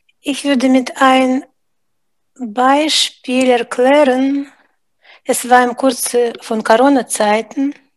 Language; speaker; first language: German; non-native, fluent; Russian